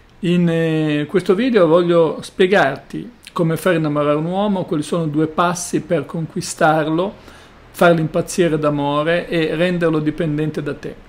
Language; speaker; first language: Italian; native; Italian